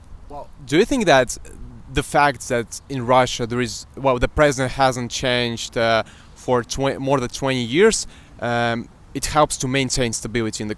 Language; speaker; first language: English; non-native, fluent; Russian